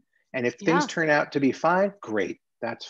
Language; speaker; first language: English; native; English